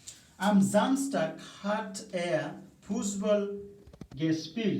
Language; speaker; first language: German; non-native, fluent; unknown